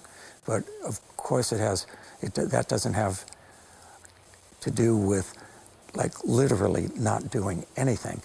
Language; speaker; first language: English; native; English